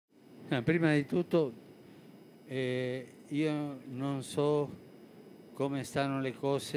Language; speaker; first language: Italian; non-native, fluent; Spanish